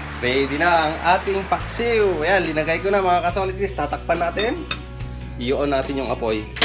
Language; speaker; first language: Filipino; non-native, local second language; Iloko